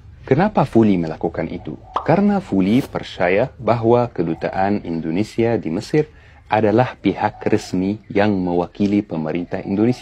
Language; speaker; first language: Indonesian; non-native, fluent; Arabic